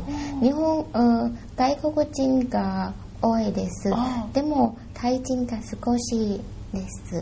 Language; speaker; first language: Japanese; non-native, learner; Thai